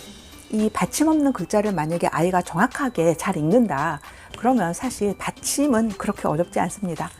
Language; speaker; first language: Korean; native; Korean